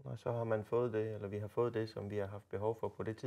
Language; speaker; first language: Danish; native; Danish